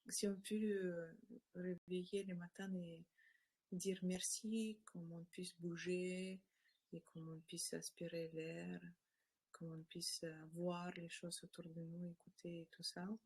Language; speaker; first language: French; non-native, learner; Russian